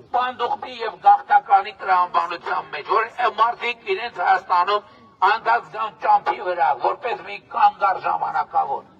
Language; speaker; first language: Armenian; native; Armenian